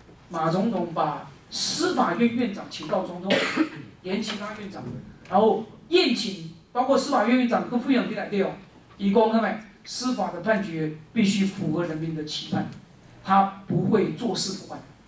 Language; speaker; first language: Chinese; native; Chinese